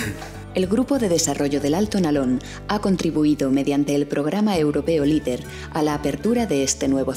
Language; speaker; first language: Spanish; native; Spanish